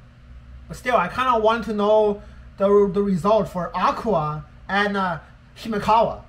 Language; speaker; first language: English; non-native, fluent; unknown